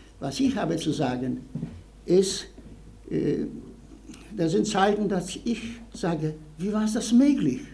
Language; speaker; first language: German; non-native, learner; Polish